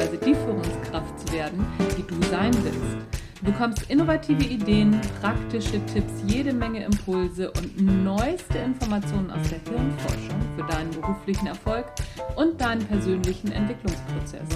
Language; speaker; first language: German; native; German